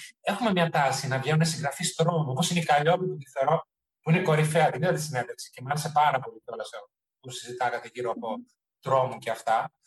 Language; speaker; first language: Greek; early bilingual, heritage; Greek